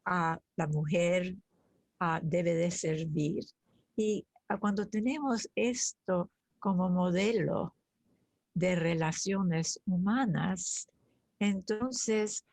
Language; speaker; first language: Spanish; early bilingual, other home language; German